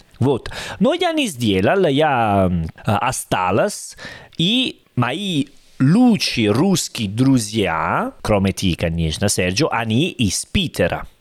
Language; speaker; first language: Russian; non-native, learner; Italian